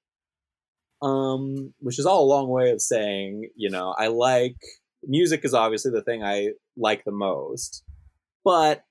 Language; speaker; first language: English; native; English